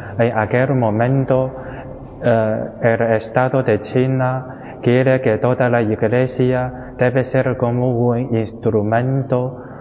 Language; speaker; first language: Spanish; non-native, fluent; Chinese